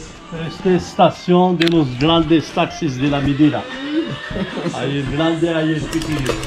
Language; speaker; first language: Spanish; non-native, fluent; Arabic